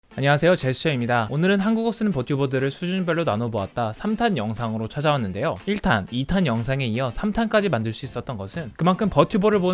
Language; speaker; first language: Korean; native; Korean